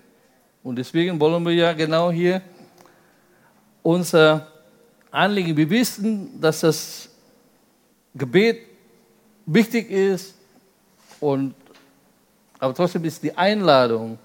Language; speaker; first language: German; non-native, fluent; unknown